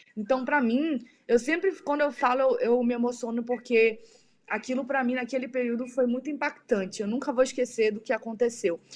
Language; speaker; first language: Portuguese; native; Portuguese